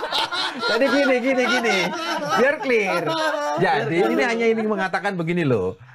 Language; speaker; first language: Indonesian; native; Indonesian